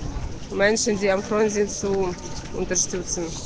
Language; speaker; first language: German; non-native, fluent; Russian